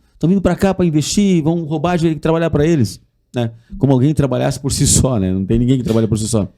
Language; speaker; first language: Portuguese; native; Portuguese